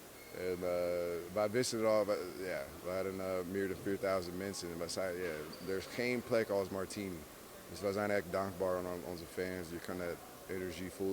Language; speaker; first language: Dutch; non-native, fluent; English